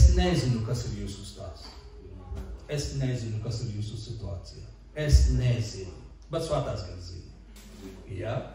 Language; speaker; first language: Latvian; non-native, learner; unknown